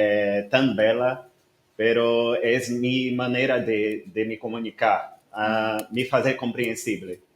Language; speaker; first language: Spanish; non-native, learner; Portuguese